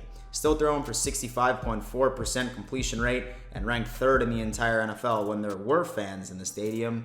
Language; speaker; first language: English; native; English